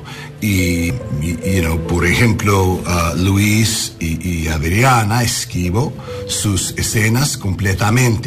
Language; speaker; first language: Spanish; non-native, learner; English